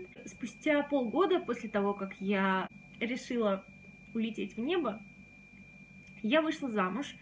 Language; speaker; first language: Russian; native; Russian